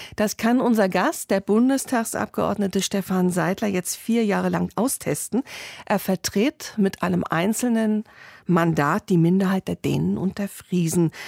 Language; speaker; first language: German; native; German